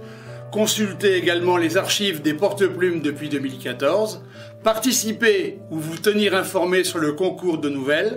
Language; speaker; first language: French; native; French